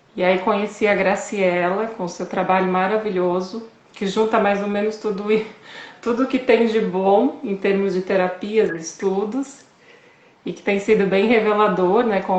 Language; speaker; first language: Portuguese; native; Portuguese